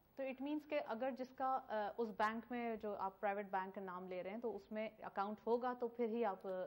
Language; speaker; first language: Urdu; native; Urdu